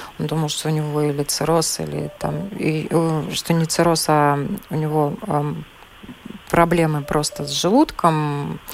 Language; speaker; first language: Russian; native; Russian